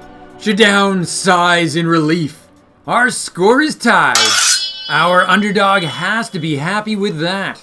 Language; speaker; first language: English; native; English